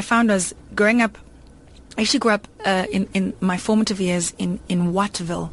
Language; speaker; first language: English; non-native, local second language; Zulu